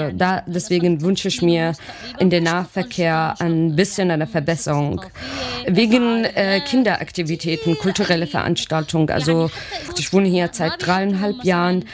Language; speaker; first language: German; non-native, learner; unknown